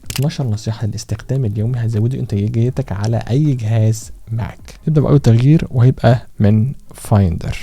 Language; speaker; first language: Arabic; native; Arabic